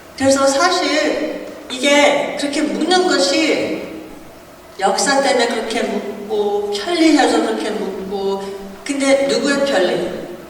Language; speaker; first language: Korean; early bilingual, heritage; Korean